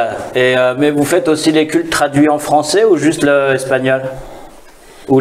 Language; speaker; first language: French; native; French